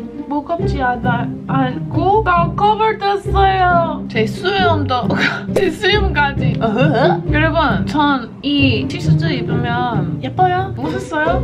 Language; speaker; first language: Korean; non-native, learner; English